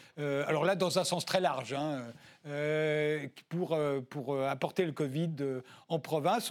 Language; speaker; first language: French; native; French